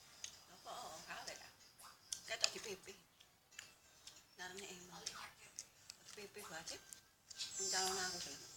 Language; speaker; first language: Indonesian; non-native, local second language; Javanese